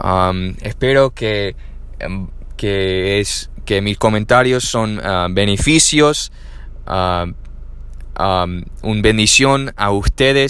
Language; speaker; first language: Spanish; non-native, learner; English